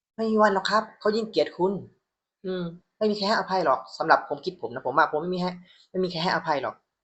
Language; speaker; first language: Thai; native; Thai